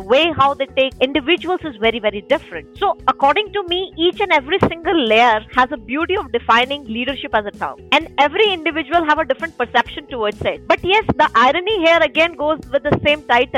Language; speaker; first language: English; non-native, local second language; Hindi